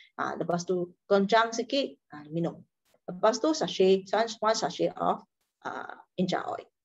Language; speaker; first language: Malay; non-native, local second language; Chinese